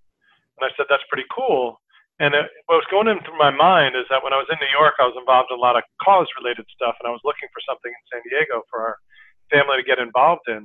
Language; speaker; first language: English; native; English